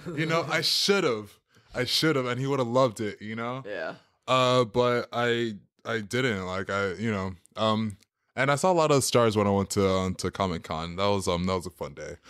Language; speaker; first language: English; native; English